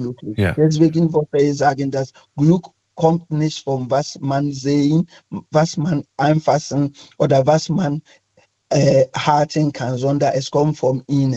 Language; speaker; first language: German; non-native, fluent; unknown